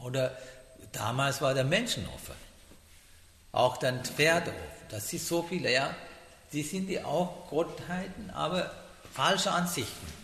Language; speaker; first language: German; non-native, learner; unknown